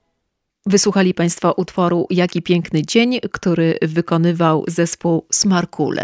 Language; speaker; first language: Polish; native; Polish